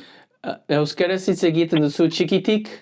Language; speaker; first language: Basque; non-native, learner; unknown